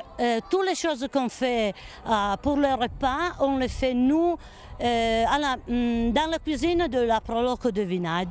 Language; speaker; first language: French; non-native, learner; Italian